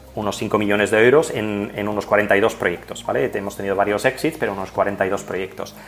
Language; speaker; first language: Spanish; non-native, fluent; Dutch